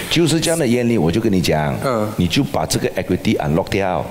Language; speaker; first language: Chinese; native; Chinese